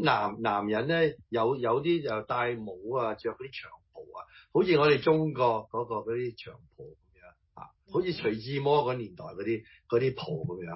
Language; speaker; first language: Chinese; early bilingual, heritage; Cantonese